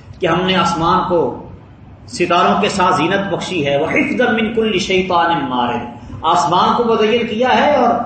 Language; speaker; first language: Urdu; non-native, local second language; Punjabi